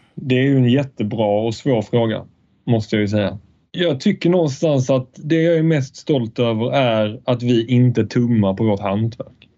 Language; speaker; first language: Swedish; native; Swedish